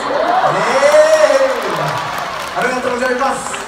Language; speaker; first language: Japanese; non-native, learner; Korean